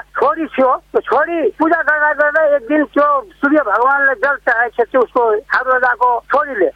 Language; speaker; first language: Nepali; non-native, local second language; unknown